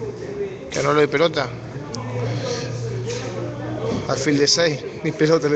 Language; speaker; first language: Spanish; native; Spanish